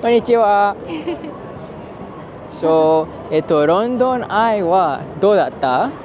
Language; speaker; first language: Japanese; non-native, learner; English